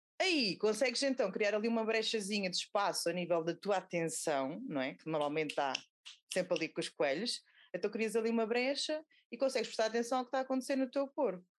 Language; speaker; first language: Portuguese; native; Portuguese